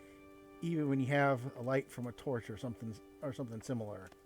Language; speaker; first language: English; native; English